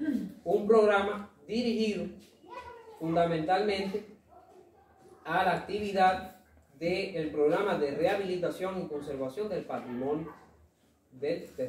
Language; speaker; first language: Spanish; native; Spanish